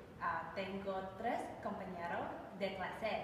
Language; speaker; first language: Spanish; non-native, learner; Vietnamese